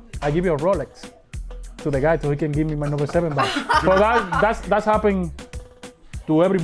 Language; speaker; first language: English; non-native, fluent; Spanish